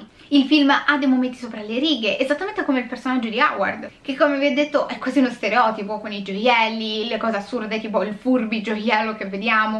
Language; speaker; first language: Italian; native; Italian